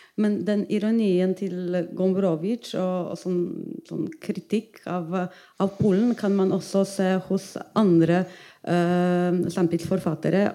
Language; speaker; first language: Norwegian; non-native, fluent; Polish